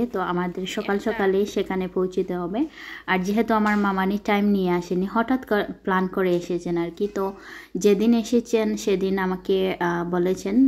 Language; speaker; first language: Bangla; non-native, local second language; Sylheti